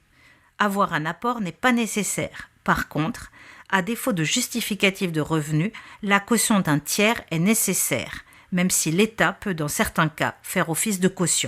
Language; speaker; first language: French; native; French